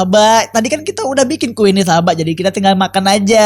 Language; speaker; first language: Indonesian; native; Indonesian